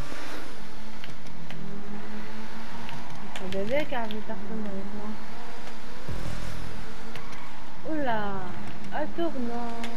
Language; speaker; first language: French; non-native, local second language; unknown